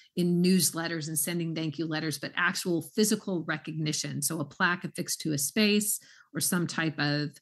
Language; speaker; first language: English; native; English